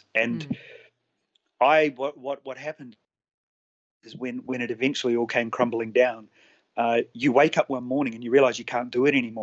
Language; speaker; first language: English; native; English